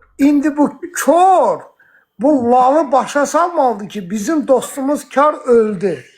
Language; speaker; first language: Azerbaijani; non-native, local second language; Talysh